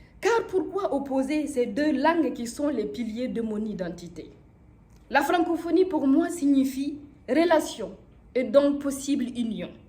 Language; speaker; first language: French; non-native, local second language; Mossi